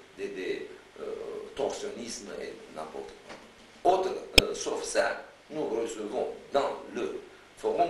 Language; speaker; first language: French; non-native, fluent; Romanian